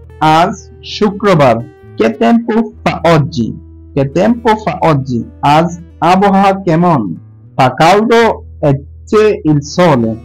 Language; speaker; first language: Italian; non-native, fluent; Bangla